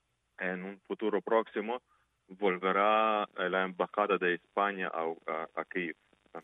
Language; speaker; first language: Spanish; non-native, fluent; Ukrainian